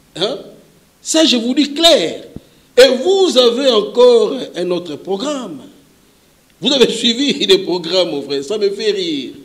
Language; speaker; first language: French; non-native, local second language; Lingala